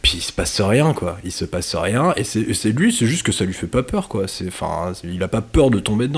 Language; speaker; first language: French; native; French